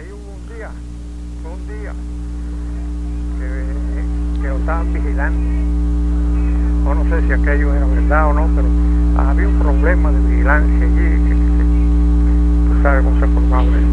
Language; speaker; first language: Spanish; native; Spanish